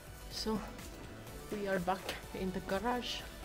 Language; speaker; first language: English; non-native, local second language; Filipino